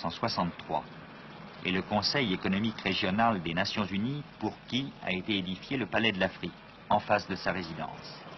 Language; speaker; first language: French; native; French